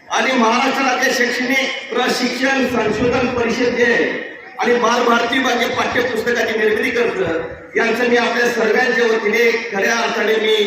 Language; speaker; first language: Marathi; native; Marathi